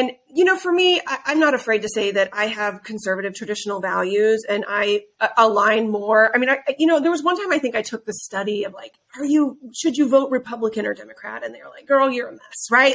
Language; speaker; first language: English; native; English